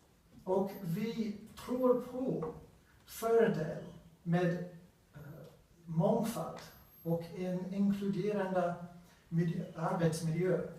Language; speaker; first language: Swedish; non-native, learner; English